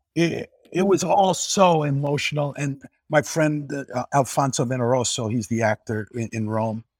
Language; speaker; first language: English; native; English